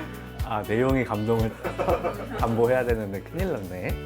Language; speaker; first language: Korean; native; Korean